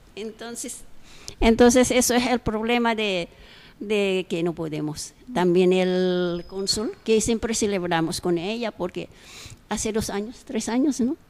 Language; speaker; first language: Spanish; non-native, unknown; Filipino